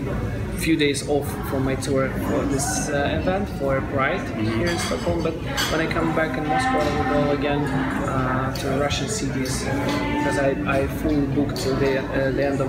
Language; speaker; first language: English; non-native, fluent; Russian